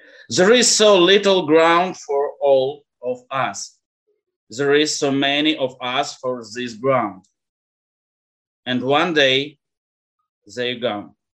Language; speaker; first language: English; non-native, learner; Ukrainian